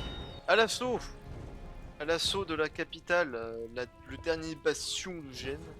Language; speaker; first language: French; native; French